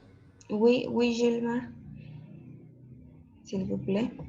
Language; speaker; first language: French; non-native, fluent; Spanish